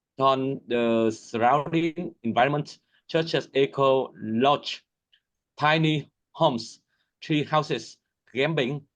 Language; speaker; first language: English; non-native, learner; Vietnamese